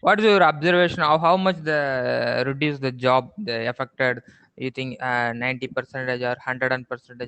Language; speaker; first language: English; non-native, learner; Tamil